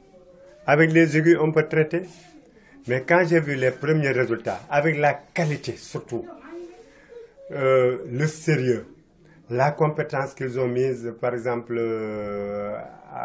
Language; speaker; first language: French; non-native, local second language; Wolof